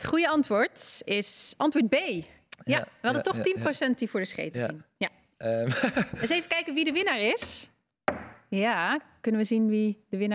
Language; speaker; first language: Dutch; native; Dutch